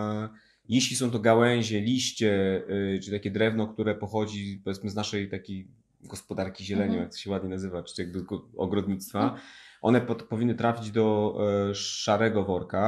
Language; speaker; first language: Polish; native; Polish